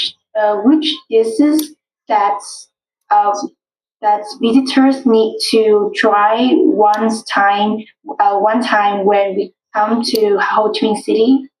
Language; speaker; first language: English; non-native, learner; Vietnamese